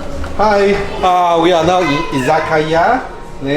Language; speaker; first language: English; non-native, fluent; Chinese